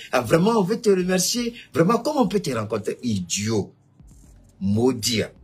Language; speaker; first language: French; non-native, local second language; Bambara